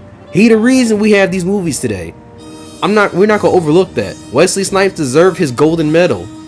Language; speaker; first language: English; native; English